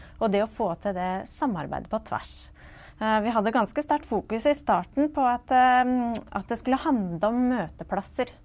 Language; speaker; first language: Norwegian; native; Norwegian